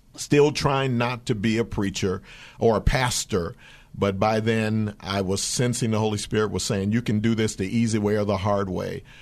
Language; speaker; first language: English; native; English